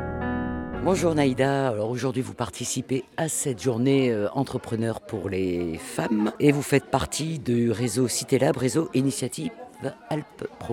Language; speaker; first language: French; native; French